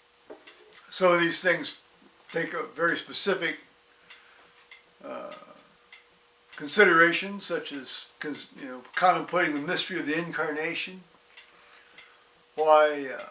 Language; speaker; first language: English; native; English